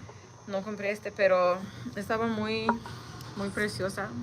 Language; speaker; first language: Spanish; non-native, learner; English